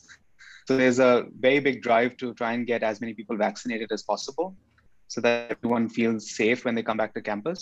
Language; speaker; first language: English; non-native, local second language; Hindi